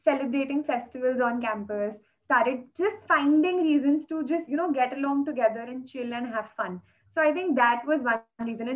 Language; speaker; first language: English; non-native, local second language; Hindi